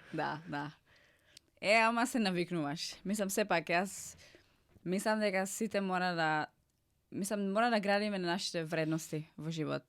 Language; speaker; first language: Macedonian; non-native, fluent; Czech